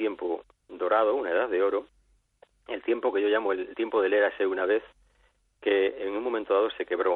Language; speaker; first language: Spanish; native; Spanish